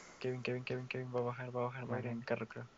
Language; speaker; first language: Spanish; native; Spanish